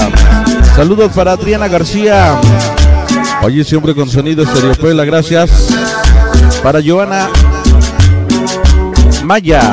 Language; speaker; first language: Spanish; native; Spanish